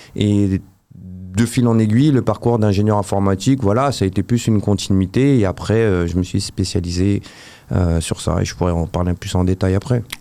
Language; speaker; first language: French; native; French